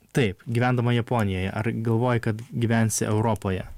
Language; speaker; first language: Lithuanian; native; Lithuanian